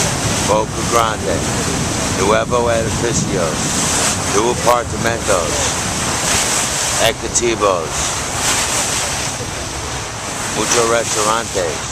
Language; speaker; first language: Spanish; non-native, learner; English